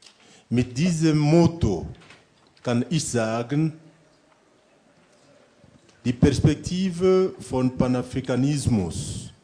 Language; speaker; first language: German; non-native, fluent; French